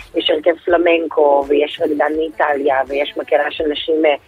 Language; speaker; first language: Hebrew; early bilingual, other home language; Russian